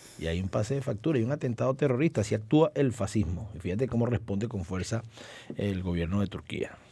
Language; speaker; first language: Spanish; native; Spanish